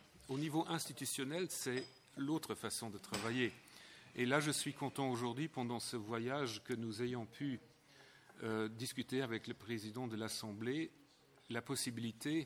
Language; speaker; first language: French; non-native, local second language; Luxembourgish